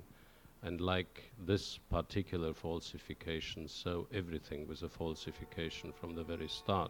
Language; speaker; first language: English; non-native, fluent; German